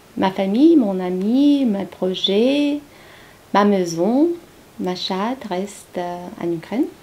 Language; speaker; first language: French; non-native, learner; Ukrainian